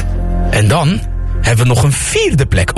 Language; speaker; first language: Dutch; native; Dutch